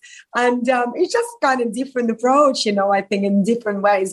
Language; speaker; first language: English; non-native, fluent; Russian